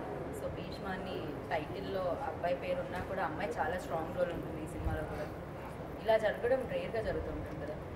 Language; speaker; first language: Telugu; native; Telugu